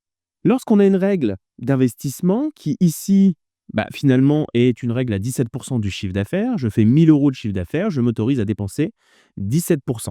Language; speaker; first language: French; native; French